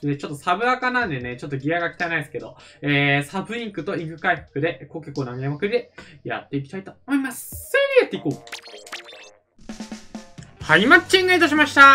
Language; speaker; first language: Japanese; native; Japanese